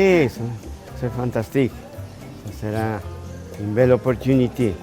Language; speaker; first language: French; non-native, fluent; Spanish